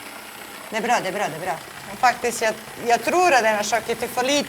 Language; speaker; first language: Swedish; non-native, learner; Serbian